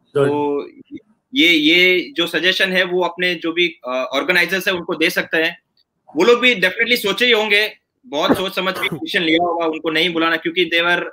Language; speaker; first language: Hindi; non-native, local second language; Gujarati